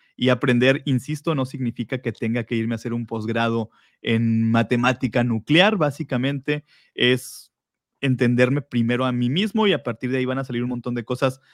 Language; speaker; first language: Spanish; native; Spanish